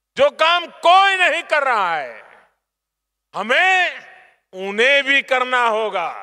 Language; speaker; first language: Hindi; non-native, local second language; Gujarati